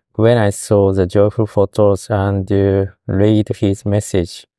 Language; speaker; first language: English; non-native, fluent; Japanese